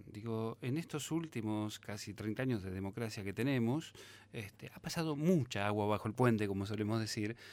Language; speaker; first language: Spanish; native; Spanish